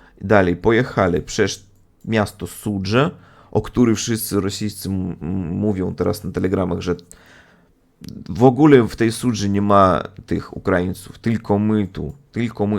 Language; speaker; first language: Polish; non-native, fluent; Russian